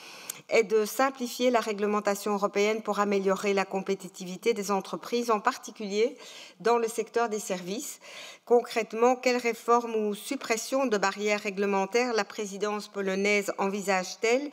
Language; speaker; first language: French; native; French